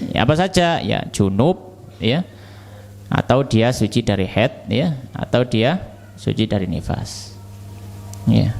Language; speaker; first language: Indonesian; native; Indonesian